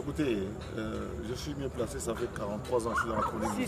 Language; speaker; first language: French; non-native, local second language; Lingala